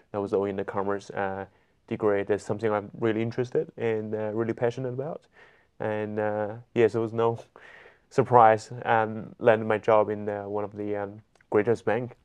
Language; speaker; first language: English; non-native, fluent; Chinese